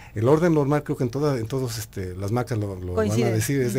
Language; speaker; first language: Spanish; native; Spanish